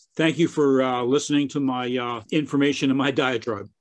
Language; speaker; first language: English; native; English